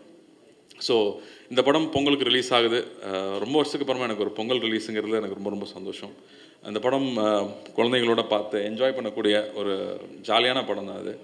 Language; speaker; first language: Tamil; native; Tamil